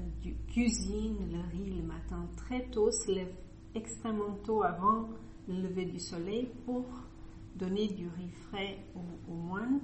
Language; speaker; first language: French; non-native, fluent; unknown